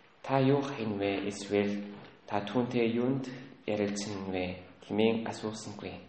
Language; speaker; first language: Mongolian; native; Mongolian